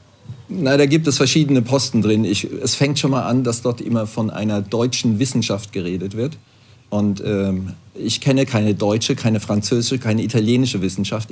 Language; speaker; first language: German; native; German